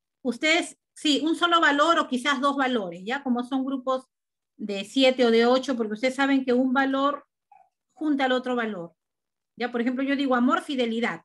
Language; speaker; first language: Spanish; native; Spanish